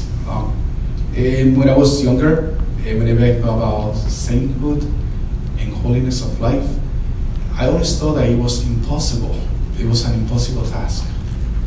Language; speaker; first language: English; non-native, fluent; Spanish